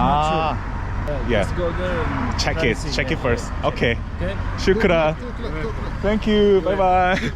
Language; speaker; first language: English; non-native, learner; Korean